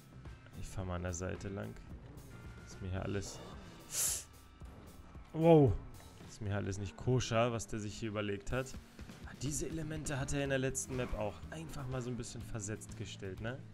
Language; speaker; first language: German; native; German